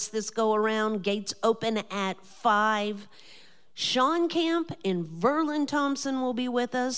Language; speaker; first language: English; native; English